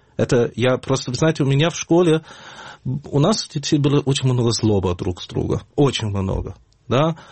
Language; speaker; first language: Russian; non-native, fluent; German